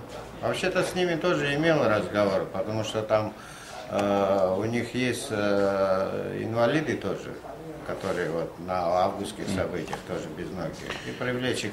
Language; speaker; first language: Russian; non-native, fluent; Georgian